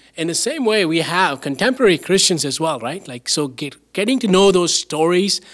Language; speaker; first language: English; non-native, local second language; Tamil